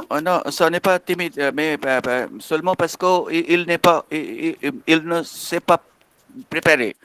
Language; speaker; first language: French; non-native, fluent; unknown